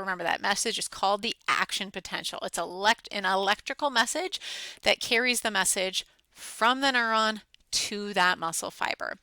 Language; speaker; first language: English; native; English